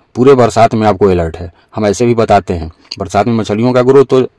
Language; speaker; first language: Hindi; native; Hindi